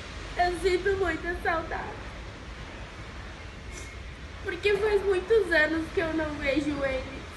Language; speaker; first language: Portuguese; non-native, fluent; Haitian Creole